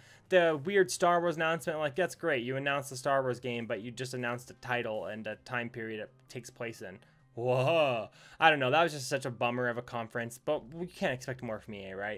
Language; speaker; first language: English; native; English